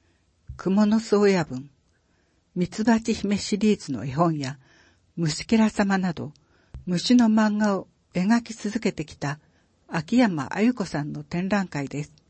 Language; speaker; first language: Japanese; native; Japanese